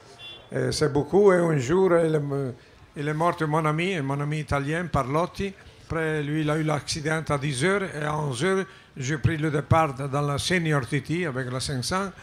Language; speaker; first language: French; non-native, fluent; Italian